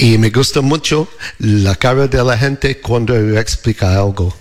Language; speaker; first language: Spanish; non-native, learner; English